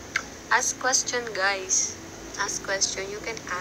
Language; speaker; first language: English; non-native, local second language; Filipino